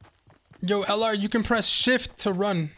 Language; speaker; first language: English; native; English